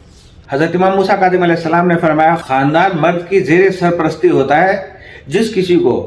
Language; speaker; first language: Urdu; native; Urdu